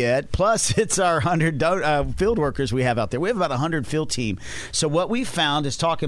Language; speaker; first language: English; native; English